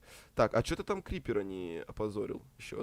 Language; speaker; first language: Russian; native; Russian